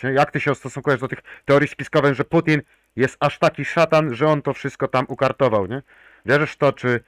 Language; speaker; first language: Polish; native; Polish